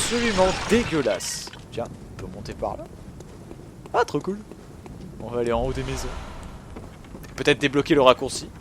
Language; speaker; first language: French; native; French